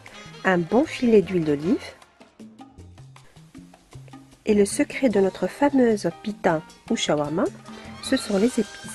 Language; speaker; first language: French; non-native, local second language; Arabic